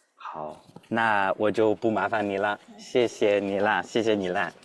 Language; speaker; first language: Chinese; non-native, fluent; English